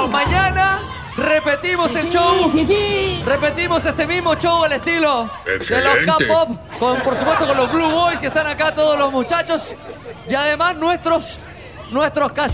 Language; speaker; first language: Spanish; native; Spanish